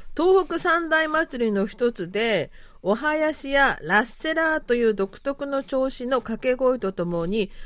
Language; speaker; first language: Japanese; native; Japanese